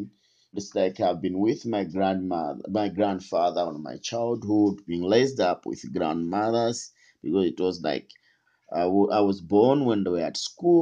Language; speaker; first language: English; non-native, local second language; Tumbuka